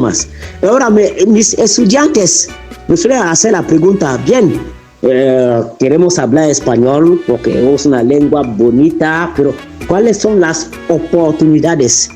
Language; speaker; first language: Spanish; non-native, fluent; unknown